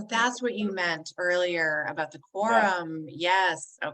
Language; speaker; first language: English; native; English